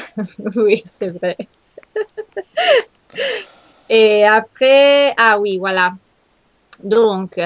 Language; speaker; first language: French; non-native, learner; Italian